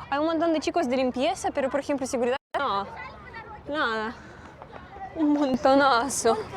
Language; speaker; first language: Spanish; non-native, learner; Russian